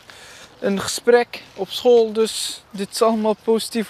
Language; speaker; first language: Dutch; early bilingual, other home language; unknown